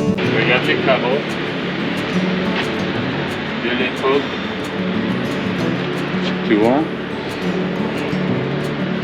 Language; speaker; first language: French; non-native, fluent; Turkish